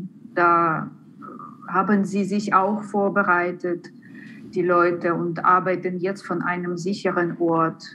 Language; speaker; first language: German; non-native, fluent; Ukrainian